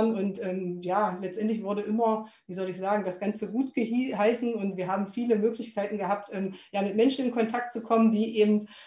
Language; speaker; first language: German; native; German